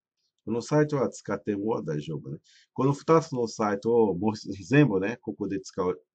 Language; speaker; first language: Japanese; non-native, fluent; Portuguese